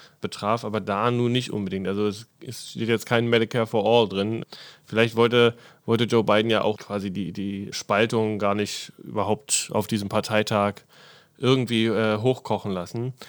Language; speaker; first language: German; native; German